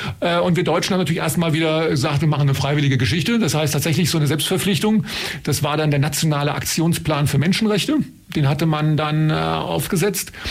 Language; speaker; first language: German; native; German